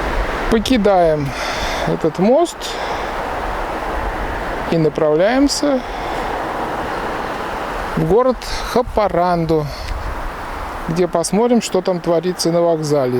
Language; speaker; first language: Russian; native; Russian